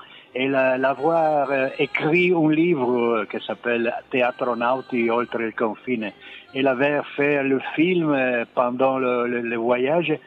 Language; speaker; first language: French; non-native, learner; Italian